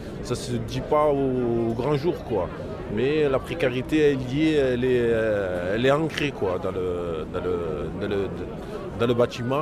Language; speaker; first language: French; native; French